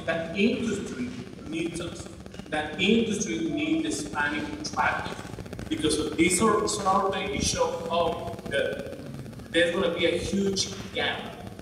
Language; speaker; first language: English; non-native, fluent; Spanish